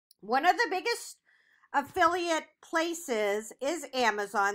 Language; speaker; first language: English; native; English